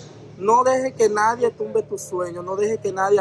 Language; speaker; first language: Spanish; native; Spanish